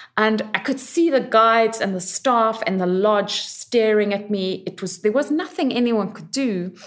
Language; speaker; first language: English; native; English